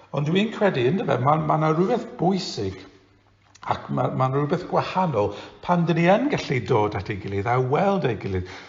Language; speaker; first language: Welsh; non-native, local second language; English